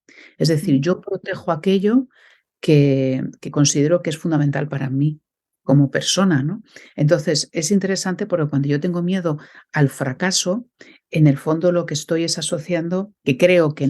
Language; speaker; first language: Spanish; native; Spanish